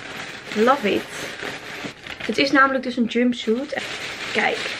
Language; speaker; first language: Dutch; native; Dutch